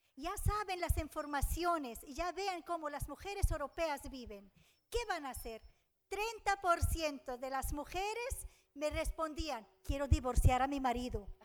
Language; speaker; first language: Spanish; non-native, fluent; Arabic